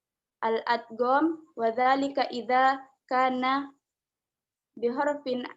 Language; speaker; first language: Arabic; non-native, learner; Indonesian